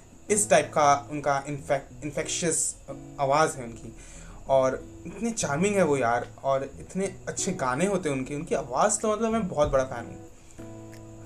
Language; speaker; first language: Hindi; non-native, local second language; Bangla